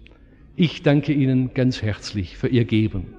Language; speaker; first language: German; native; German